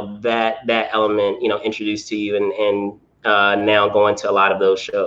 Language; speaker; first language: English; native; English